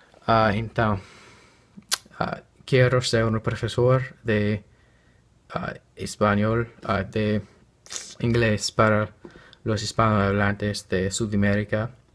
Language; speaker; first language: Portuguese; non-native, learner; English